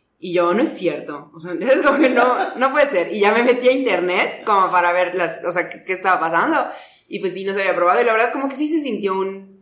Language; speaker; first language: Spanish; native; Spanish